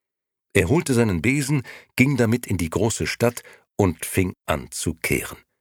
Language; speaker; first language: German; native; German